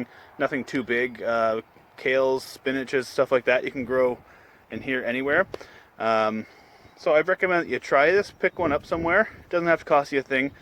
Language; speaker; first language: English; native; English